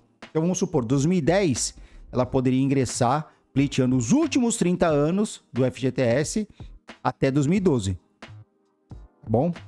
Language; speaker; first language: Portuguese; native; Portuguese